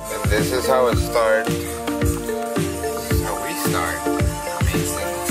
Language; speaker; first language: English; early bilingual, other home language; Spanish